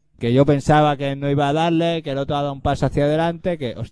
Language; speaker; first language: Spanish; native; Spanish